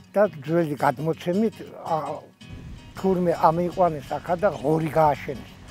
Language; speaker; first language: Georgian; native; Georgian